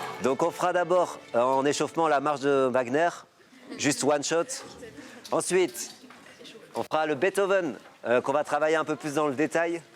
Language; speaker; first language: French; native; French